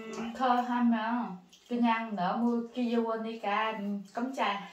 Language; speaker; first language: Korean; non-native, learner; Vietnamese